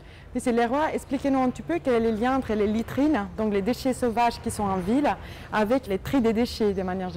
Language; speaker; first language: French; native; French